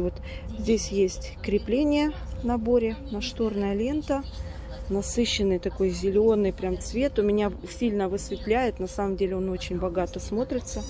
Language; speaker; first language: Russian; native; Russian